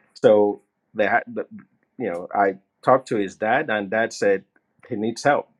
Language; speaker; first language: English; non-native, local second language; Yoruba